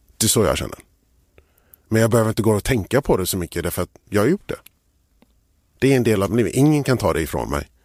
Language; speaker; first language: Swedish; early bilingual, other home language; English